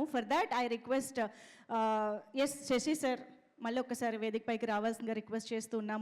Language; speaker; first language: Telugu; native; Telugu